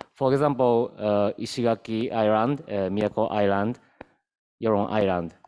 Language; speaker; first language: English; non-native, learner; Japanese